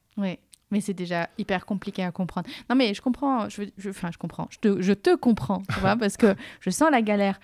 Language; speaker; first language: French; native; French